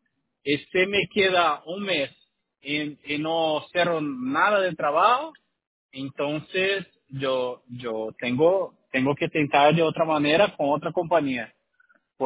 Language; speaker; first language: Spanish; non-native, learner; Portuguese